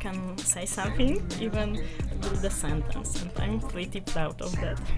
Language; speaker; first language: English; non-native, learner; Polish